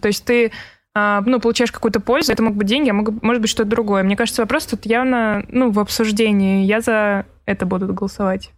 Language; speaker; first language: Russian; native; Russian